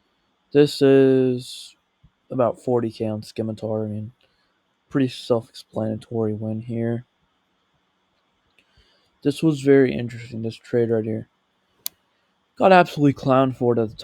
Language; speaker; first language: English; native; English